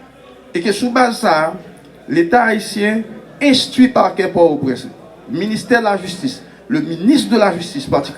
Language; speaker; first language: French; non-native, local second language; Haitian Creole